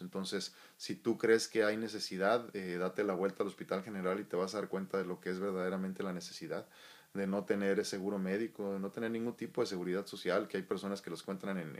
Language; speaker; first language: Spanish; native; Spanish